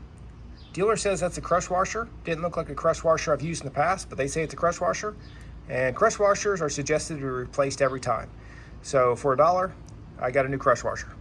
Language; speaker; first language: English; native; English